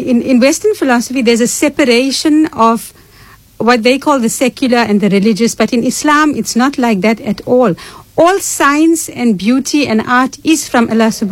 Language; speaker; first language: English; native; English